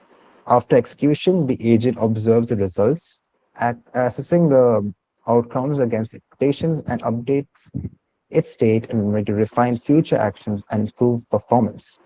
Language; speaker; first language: English; non-native, local second language; Malayalam